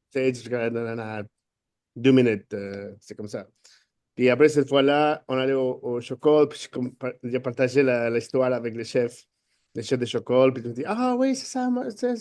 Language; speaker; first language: French; non-native, fluent; Spanish